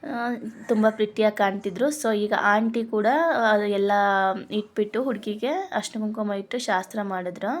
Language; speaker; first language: Kannada; native; Kannada